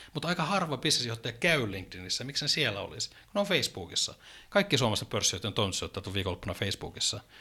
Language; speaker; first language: Finnish; native; Finnish